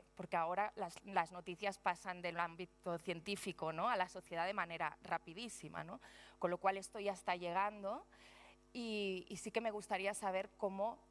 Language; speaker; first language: Spanish; non-native, local second language; Catalan